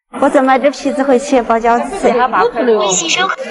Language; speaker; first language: Chinese; native; Chinese